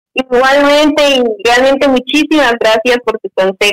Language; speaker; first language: Spanish; native; Spanish